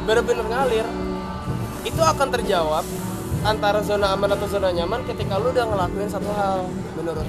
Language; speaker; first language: Indonesian; native; Indonesian